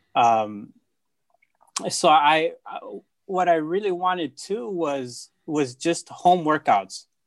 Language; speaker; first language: English; native; English